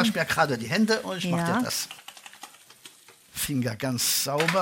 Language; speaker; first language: German; non-native, fluent; French